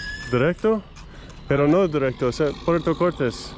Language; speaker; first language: Spanish; non-native, learner; English